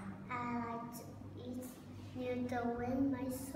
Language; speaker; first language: English; non-native, learner; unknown